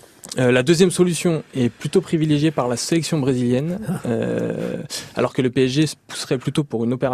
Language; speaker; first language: French; native; French